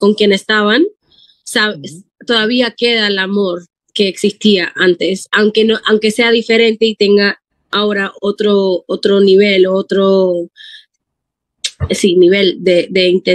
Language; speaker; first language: Spanish; early bilingual, heritage; Spanish